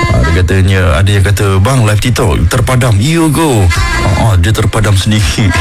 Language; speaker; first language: Malay; native; Malay